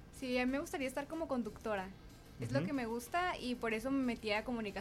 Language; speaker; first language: Spanish; native; Spanish